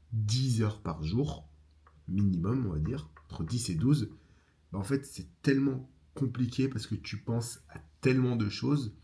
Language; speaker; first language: French; native; French